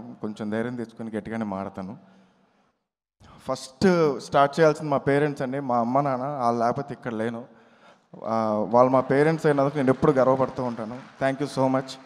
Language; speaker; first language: Telugu; native; Telugu